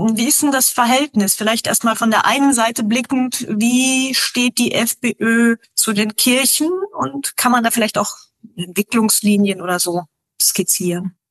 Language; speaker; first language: German; native; German